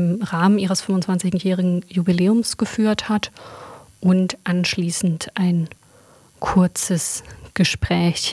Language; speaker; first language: German; native; German